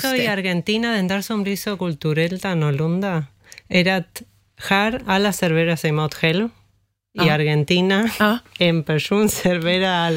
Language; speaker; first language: Swedish; non-native, fluent; Spanish